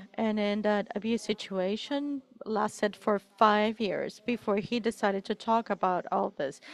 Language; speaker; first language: English; non-native, fluent; Spanish